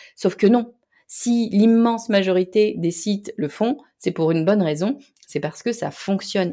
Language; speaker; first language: French; native; French